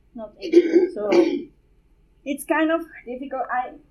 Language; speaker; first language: English; non-native, fluent; Spanish